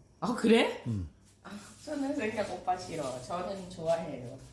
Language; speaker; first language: Korean; non-native, learner; Thai